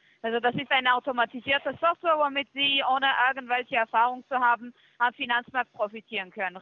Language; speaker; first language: German; non-native, fluent; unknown